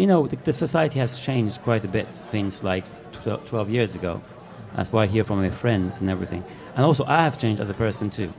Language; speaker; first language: English; non-native, fluent; Persian